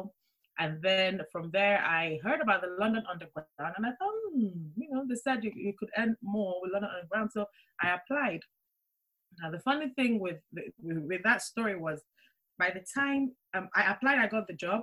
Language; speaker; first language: English; non-native, local second language; Yoruba